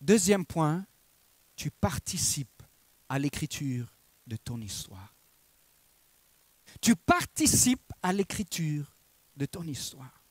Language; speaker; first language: French; native; French